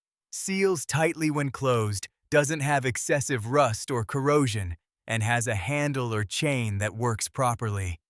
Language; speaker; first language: English; native; English